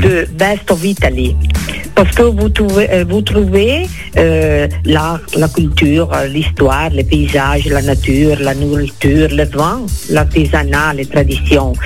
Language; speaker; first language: French; non-native, fluent; Italian